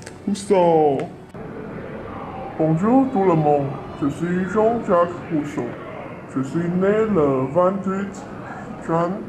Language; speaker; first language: French; non-native, learner; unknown